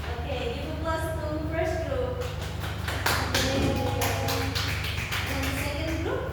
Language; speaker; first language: English; non-native, learner; Indonesian